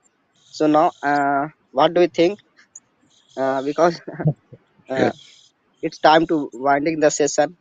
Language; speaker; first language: English; non-native, learner; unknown